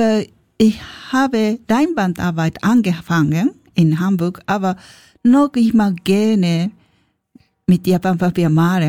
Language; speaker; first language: German; non-native, learner; Japanese